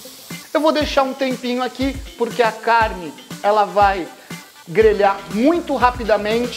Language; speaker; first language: Portuguese; native; Portuguese